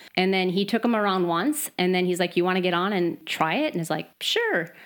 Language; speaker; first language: English; native; English